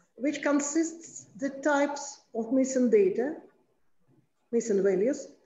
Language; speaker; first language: English; non-native, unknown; Russian